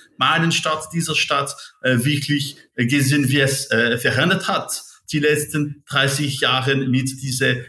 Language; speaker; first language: German; non-native, local second language; French